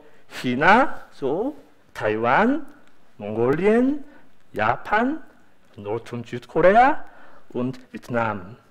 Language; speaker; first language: German; non-native, fluent; Korean